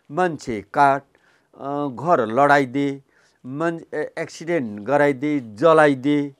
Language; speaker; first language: Nepali; non-native, local second language; Limbu